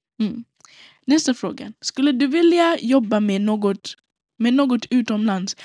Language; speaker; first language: Swedish; non-native, local second language; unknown